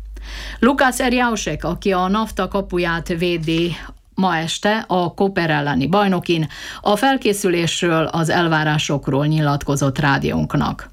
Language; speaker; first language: Hungarian; native; Hungarian